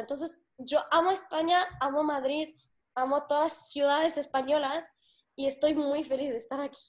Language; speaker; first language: Spanish; non-native, fluent; Arabic